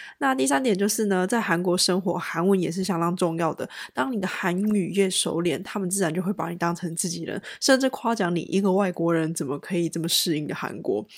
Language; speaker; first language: Chinese; native; Chinese